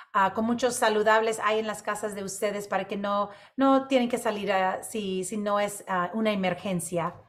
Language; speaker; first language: Spanish; non-native, local second language; English